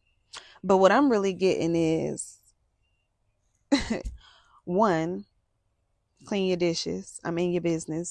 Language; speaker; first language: English; native; English